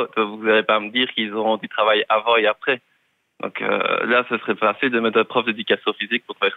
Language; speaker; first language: French; native; French